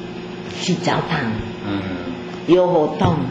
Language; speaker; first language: Chinese; non-native, learner; Filipino